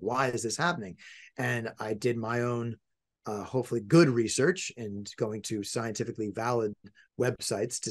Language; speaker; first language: English; native; English